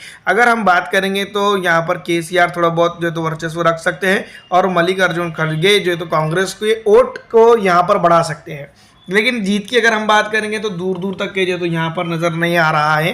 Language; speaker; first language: Hindi; native; Hindi